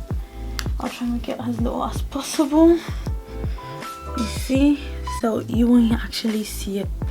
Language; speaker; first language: English; native; English